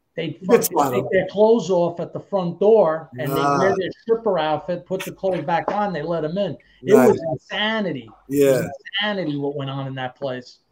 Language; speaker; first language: English; native; English